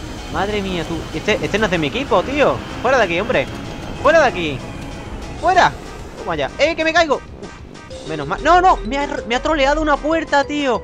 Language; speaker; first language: Spanish; native; Spanish